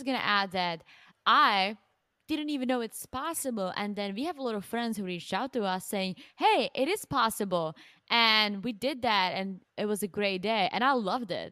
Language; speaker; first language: English; non-native, fluent; Czech